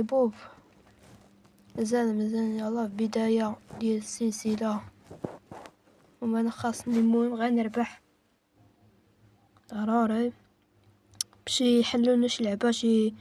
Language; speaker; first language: Arabic; native; Arabic